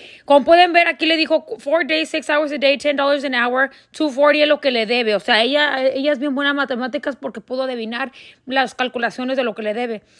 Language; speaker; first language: Spanish; early bilingual, heritage; Spanish